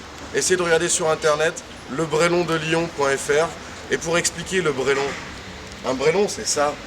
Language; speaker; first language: French; native; French